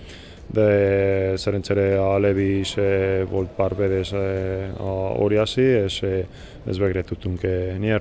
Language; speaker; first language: Hungarian; non-native, learner; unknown